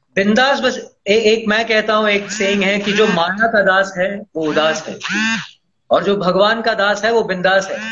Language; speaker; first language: Hindi; non-native, local second language; Tamil